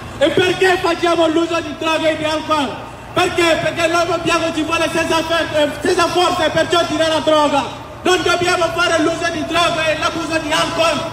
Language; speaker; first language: Italian; non-native, learner; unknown